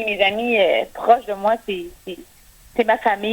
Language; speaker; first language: French; native; French